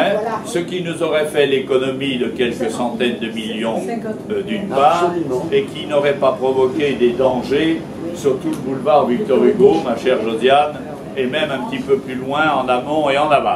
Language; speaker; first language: French; native; French